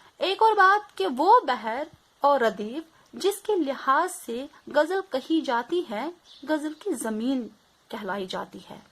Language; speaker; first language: Urdu; non-native, local second language; Kashmiri